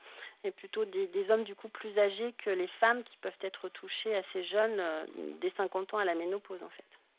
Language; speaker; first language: French; native; French